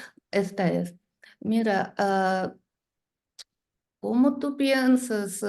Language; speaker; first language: Spanish; non-native, learner; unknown